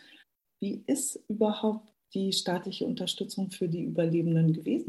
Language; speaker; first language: German; native; German